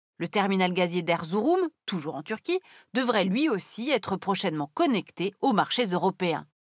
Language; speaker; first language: French; native; French